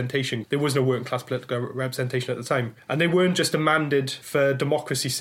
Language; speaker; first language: English; native; English